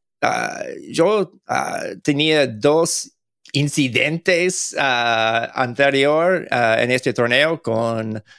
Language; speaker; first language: Spanish; non-native, learner; English